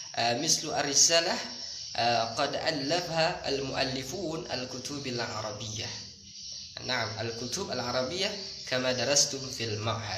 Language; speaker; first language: Arabic; non-native, fluent; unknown